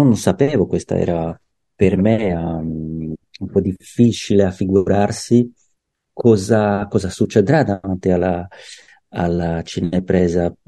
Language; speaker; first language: Italian; non-native, learner; Czech